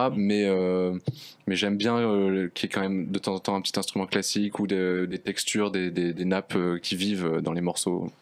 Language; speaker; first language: French; native; French